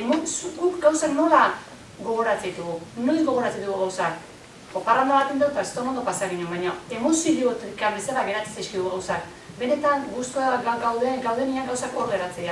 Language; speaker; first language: Basque; native; Basque